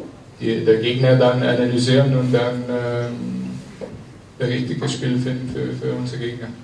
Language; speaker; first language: German; non-native, learner; French